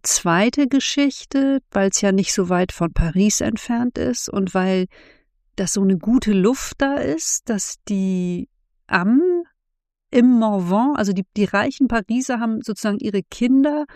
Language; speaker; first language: German; native; German